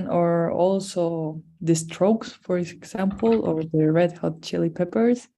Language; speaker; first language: English; non-native, fluent; Spanish